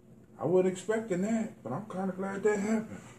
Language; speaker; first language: English; native; English